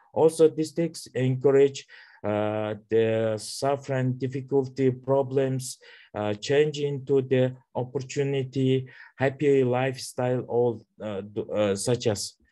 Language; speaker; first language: English; non-native, learner; Mongolian